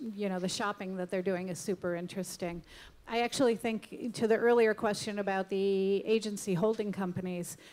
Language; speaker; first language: English; native; English